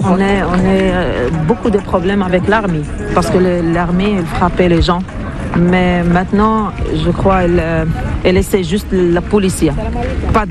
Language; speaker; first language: French; non-native, learner; Arabic